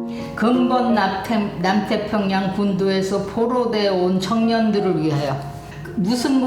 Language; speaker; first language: Korean; native; Korean